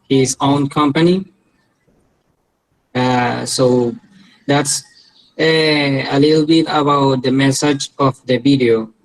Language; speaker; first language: English; non-native, learner; Spanish